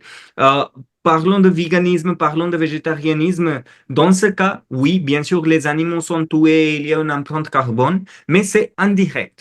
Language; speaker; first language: French; non-native, fluent; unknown